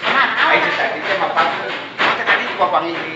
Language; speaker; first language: Indonesian; non-native, local second language; Sundanese